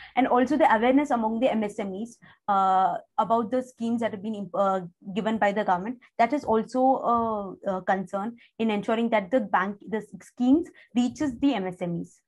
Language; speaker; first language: English; non-native, local second language; Kannada